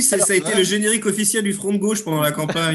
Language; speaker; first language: French; native; French